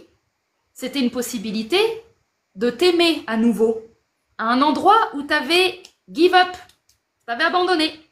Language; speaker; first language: French; native; French